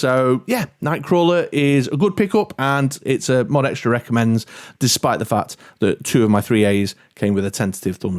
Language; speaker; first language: English; native; English